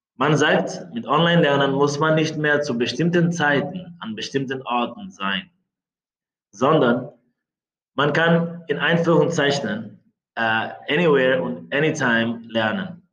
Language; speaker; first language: German; non-native, fluent; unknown